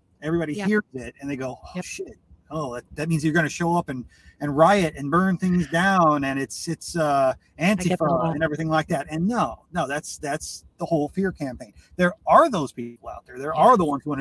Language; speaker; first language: English; native; English